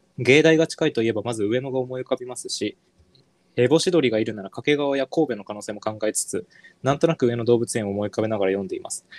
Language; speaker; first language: Japanese; native; Japanese